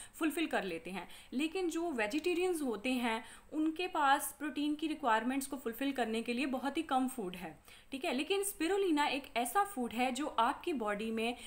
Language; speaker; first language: Hindi; non-native, local second language; Punjabi